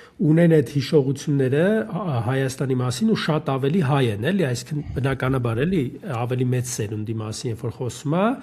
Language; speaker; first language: Armenian; native; Armenian